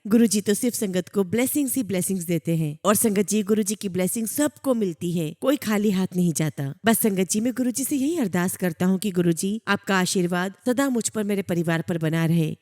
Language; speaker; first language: Hindi; native; Hindi